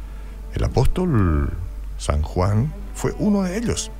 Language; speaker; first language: Spanish; native; Spanish